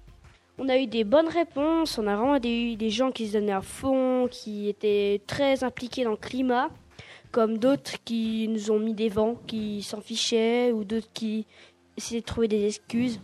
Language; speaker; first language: French; native; French